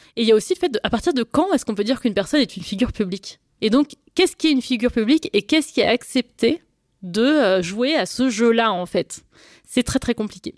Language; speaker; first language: French; native; French